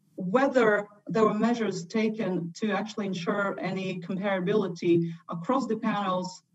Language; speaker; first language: English; non-native, fluent; Latvian